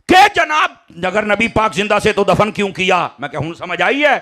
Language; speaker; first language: Urdu; non-native, local second language; Punjabi